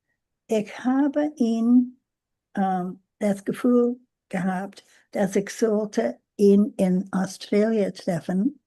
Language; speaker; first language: German; non-native, learner; English